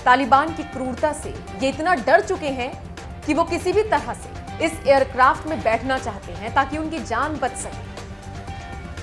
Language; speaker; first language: Hindi; native; Hindi